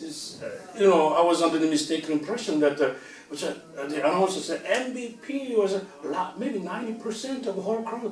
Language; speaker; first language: English; non-native, fluent; Korean